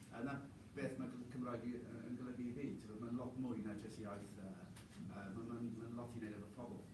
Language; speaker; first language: Welsh; non-native, local second language; English